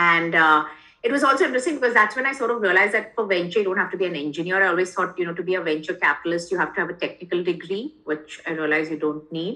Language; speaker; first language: English; non-native, local second language; Hindi